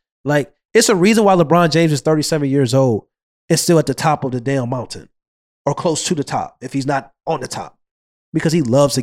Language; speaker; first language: English; native; English